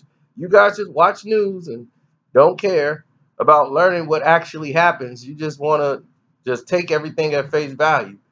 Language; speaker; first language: English; native; English